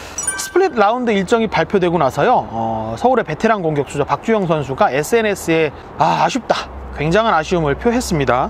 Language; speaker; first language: Korean; native; Korean